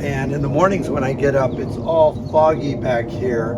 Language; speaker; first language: English; native; English